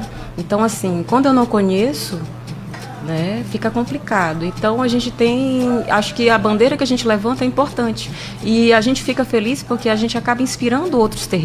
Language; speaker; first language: Portuguese; native; Portuguese